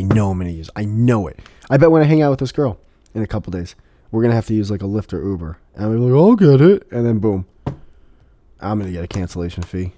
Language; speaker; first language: English; native; English